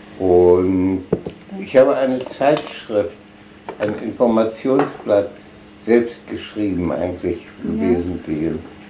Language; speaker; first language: German; native; German